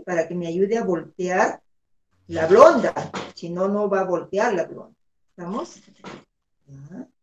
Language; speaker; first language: Spanish; native; Spanish